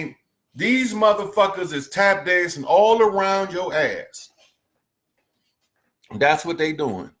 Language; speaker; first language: English; native; English